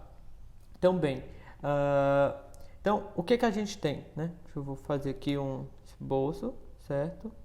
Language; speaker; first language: Portuguese; native; Portuguese